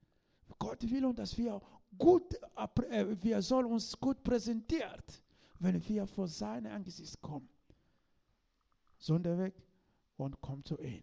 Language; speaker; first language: German; non-native, learner; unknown